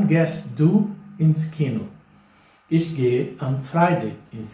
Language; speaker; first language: German; non-native, fluent; English